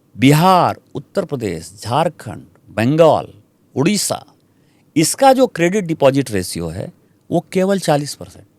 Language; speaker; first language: Hindi; native; Hindi